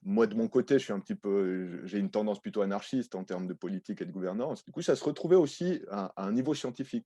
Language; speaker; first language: French; native; French